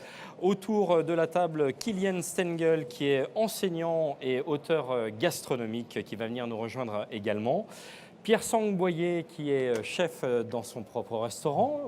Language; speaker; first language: French; native; French